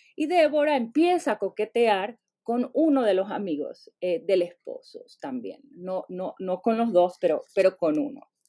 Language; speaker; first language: Spanish; native; Spanish